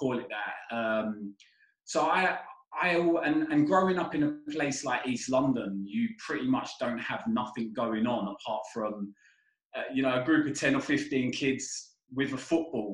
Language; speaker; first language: English; native; English